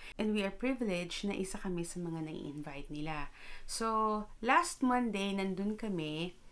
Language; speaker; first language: Filipino; native; Filipino